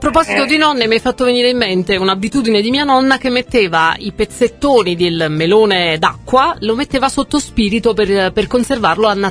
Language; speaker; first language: Italian; native; Italian